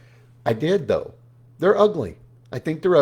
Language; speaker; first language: English; native; English